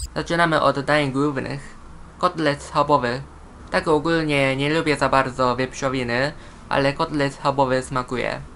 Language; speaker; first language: Polish; non-native, fluent; Japanese